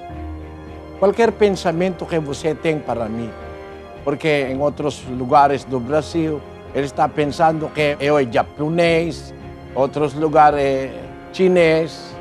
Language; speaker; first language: Portuguese; non-native, learner; Filipino